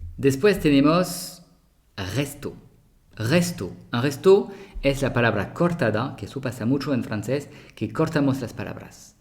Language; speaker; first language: Spanish; non-native, fluent; French